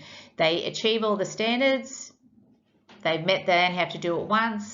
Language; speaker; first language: English; native; English